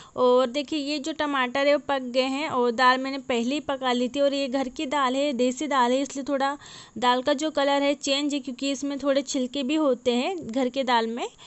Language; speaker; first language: Hindi; non-native, local second language; Marathi